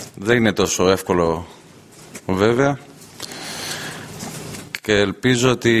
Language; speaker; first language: Greek; non-native, fluent; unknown